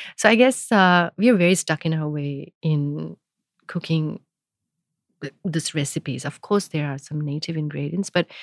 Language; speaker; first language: English; non-native, local second language; Gujarati